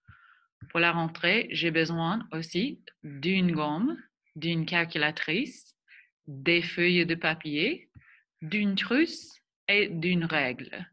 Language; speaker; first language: French; non-native, fluent; English